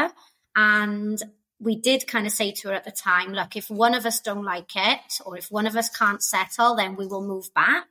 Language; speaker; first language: English; native; English